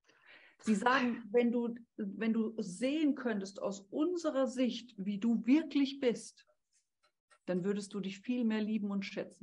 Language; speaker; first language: German; native; German